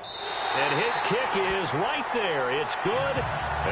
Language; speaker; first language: English; native; English